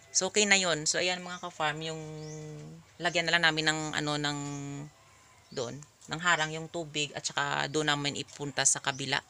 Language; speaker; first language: Filipino; non-native, local second language; Hiligaynon